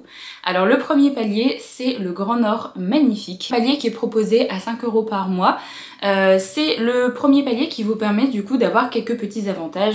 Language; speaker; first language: French; native; French